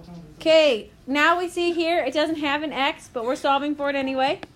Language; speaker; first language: English; native; English